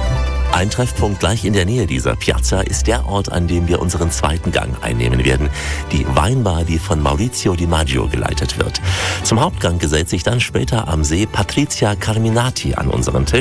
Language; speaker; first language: German; native; German